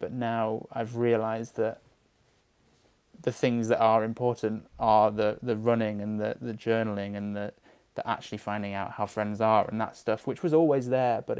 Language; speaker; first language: English; native; English